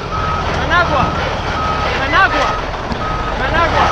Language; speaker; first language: Spanish; non-native, learner; English